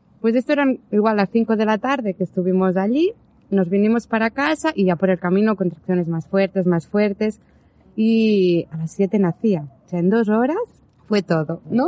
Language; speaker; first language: Spanish; native; Spanish